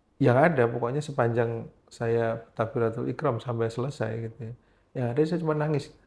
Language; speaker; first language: Indonesian; native; Indonesian